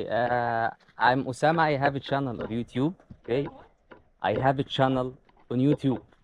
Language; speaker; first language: English; non-native, learner; Arabic